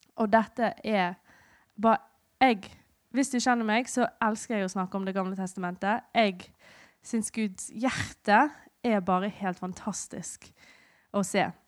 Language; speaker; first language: Norwegian; non-native, fluent; English